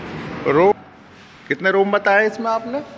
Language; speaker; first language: Hindi; native; Hindi